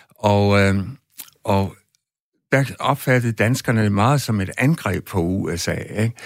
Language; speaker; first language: Danish; native; Danish